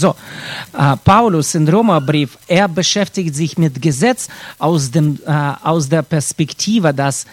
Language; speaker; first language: German; non-native, fluent; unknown